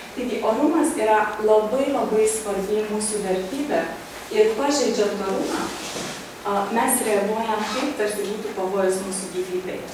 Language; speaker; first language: Lithuanian; non-native, fluent; Hungarian